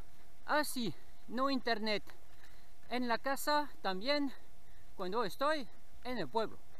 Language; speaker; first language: Spanish; non-native, learner; French